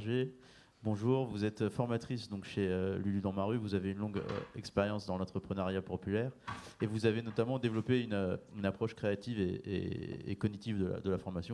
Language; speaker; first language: French; native; French